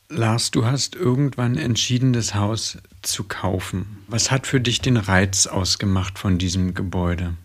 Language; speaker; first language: German; native; German